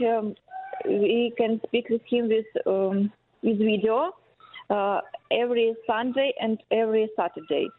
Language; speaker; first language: English; non-native, learner; Ukrainian